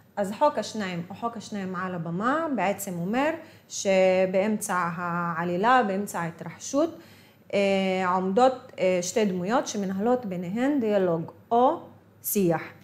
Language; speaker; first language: Hebrew; non-native, local second language; Arabic